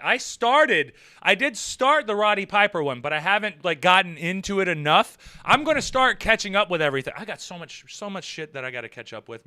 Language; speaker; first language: English; native; English